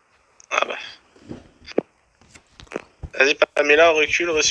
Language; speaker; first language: French; native; French